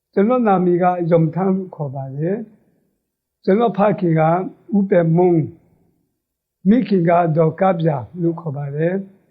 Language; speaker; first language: Burmese; non-native, local second language; Hakha Chin